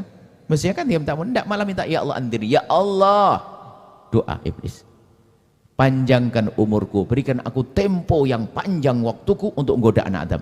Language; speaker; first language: Indonesian; native; Indonesian